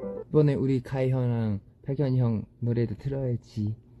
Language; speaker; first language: Korean; non-native, fluent; Thai